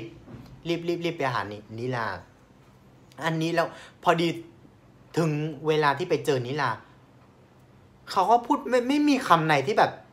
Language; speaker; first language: Thai; non-native, fluent; Vietnamese